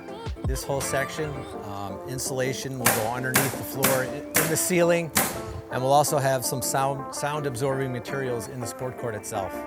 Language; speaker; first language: English; native; English